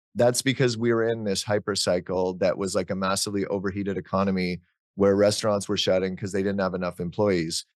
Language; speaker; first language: English; native; English